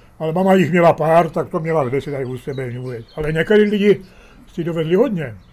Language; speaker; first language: Czech; early bilingual, heritage; Czech